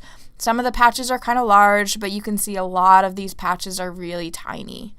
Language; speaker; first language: English; native; English